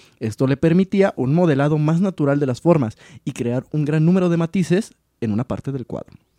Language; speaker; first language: Spanish; native; Spanish